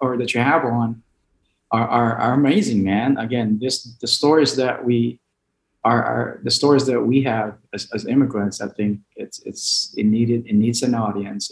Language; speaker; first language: English; non-native, local second language; Filipino